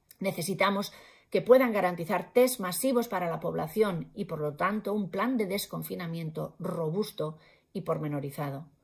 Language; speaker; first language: Spanish; non-native, local second language; Catalan